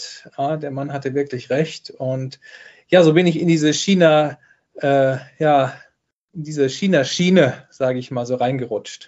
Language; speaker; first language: German; native; German